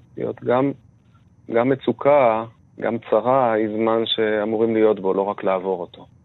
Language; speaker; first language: Hebrew; native; Hebrew